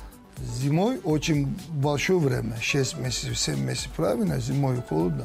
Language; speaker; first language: Russian; non-native, learner; Turkish